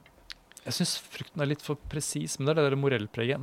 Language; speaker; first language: Norwegian; native; Norwegian